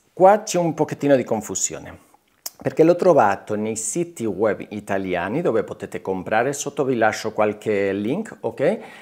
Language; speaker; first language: Italian; non-native, fluent; Spanish